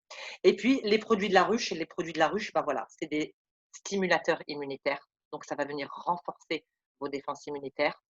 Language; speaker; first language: French; native; French